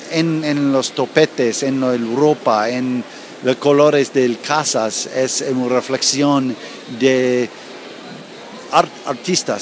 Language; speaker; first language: Spanish; non-native, learner; English